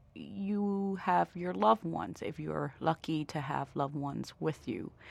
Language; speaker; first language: English; early bilingual, other home language; Vietnamese